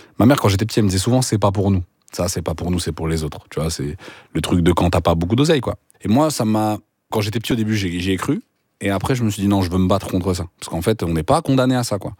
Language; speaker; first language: French; native; French